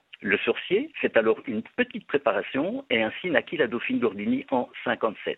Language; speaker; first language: French; native; French